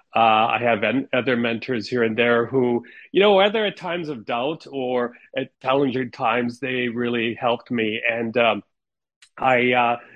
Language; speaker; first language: English; non-native, fluent; Ukrainian